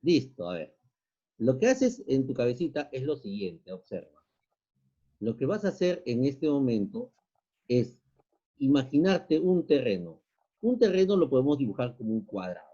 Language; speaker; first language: Spanish; native; Spanish